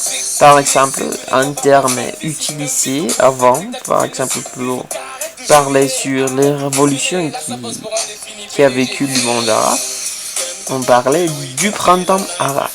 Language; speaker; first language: French; non-native, fluent; Spanish